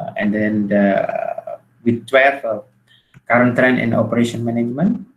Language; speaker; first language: English; non-native, learner; Indonesian